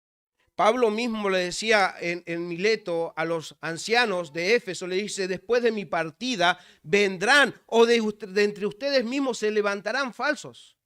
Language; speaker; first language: Spanish; native; Spanish